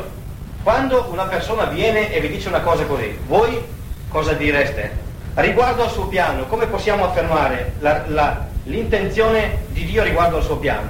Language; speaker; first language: Italian; native; Italian